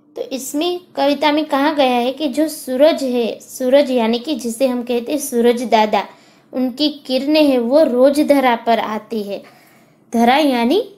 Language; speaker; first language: Hindi; non-native, local second language; Gujarati